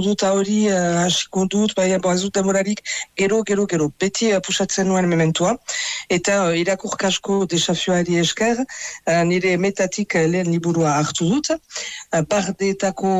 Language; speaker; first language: Basque; native; Basque